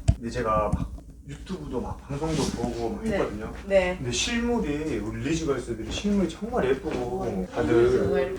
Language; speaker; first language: Korean; native; Korean